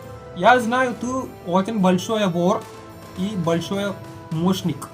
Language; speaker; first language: Russian; non-native, learner; Malayalam